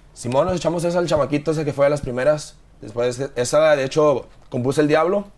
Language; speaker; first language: Spanish; native; Spanish